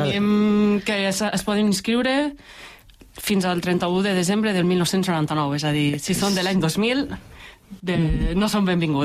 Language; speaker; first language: Catalan; native; Catalan